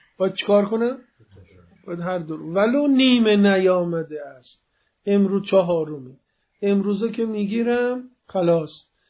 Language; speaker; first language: Persian; non-native, local second language; Azerbaijani